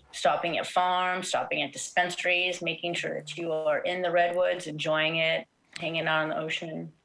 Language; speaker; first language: English; native; English